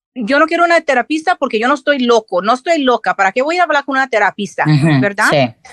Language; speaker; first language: Spanish; early bilingual, heritage; Spanish